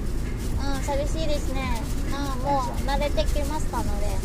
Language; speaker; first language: Japanese; non-native, learner; Vietnamese